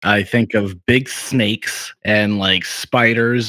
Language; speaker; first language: English; native; English